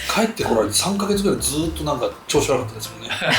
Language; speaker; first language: Japanese; native; Japanese